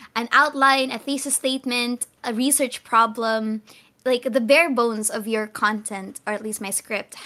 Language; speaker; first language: English; native; English